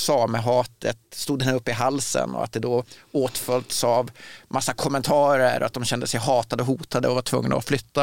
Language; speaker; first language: Swedish; native; Swedish